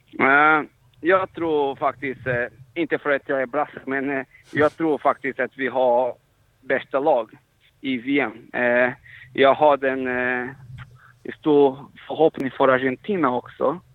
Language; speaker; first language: Swedish; non-native, fluent; Portuguese